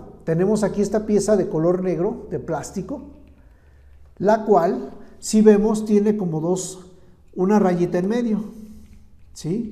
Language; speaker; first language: Spanish; native; Spanish